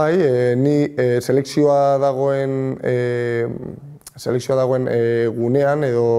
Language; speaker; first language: Basque; non-native, local second language; Spanish